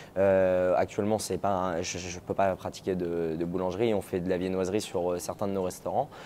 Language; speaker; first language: French; native; French